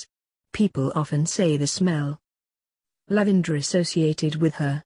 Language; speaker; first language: English; native; English